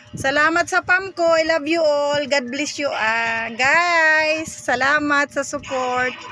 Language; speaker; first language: Filipino; non-native, local second language; Cebuano